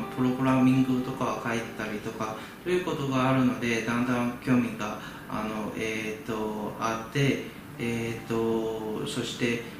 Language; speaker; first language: Japanese; non-native, fluent; Chinese